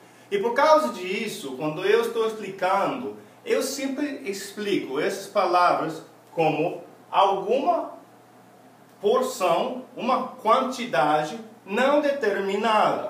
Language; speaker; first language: Portuguese; non-native, fluent; English